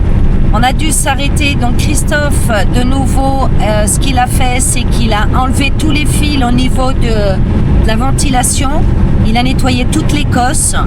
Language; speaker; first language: French; native; French